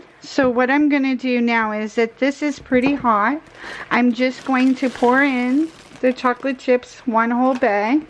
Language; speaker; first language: English; native; English